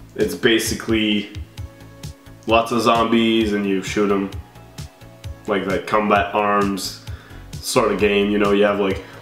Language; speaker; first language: English; native; English